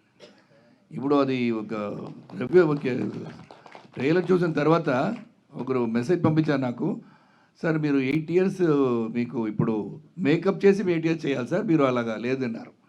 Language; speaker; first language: Telugu; non-native, fluent; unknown